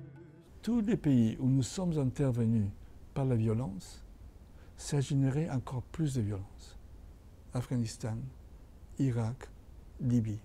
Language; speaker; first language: French; non-native, fluent; Catalan